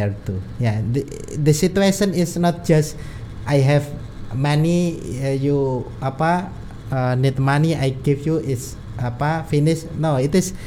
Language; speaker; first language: English; non-native, learner; Indonesian